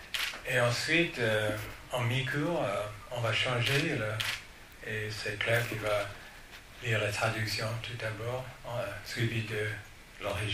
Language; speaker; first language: French; non-native, fluent; English